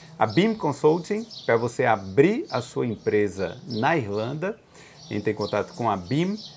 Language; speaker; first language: Portuguese; native; Portuguese